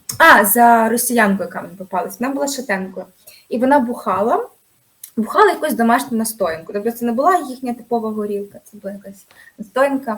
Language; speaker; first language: Ukrainian; native; Ukrainian